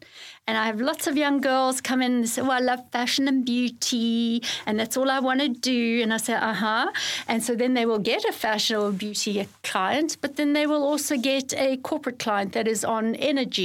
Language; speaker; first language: English; native; English